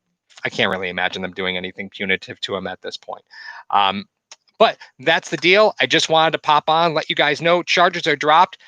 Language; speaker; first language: English; native; English